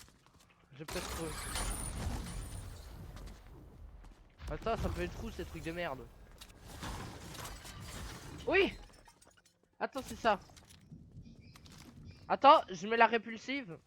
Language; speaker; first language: French; native; French